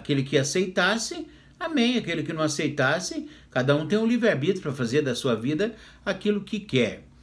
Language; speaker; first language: Portuguese; native; Portuguese